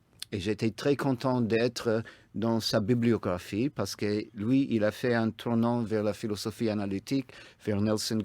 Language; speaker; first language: French; non-native, fluent; English